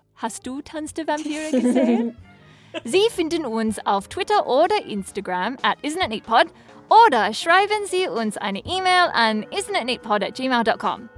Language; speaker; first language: German; non-native, learner; English